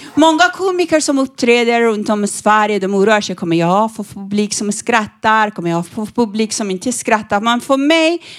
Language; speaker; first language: Swedish; non-native, fluent; Persian